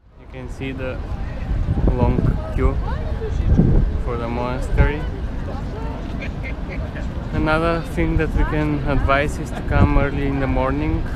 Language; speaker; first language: English; non-native, fluent; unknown